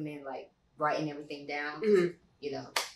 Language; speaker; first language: English; native; English